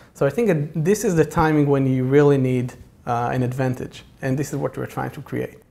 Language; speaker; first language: English; non-native, fluent; Hebrew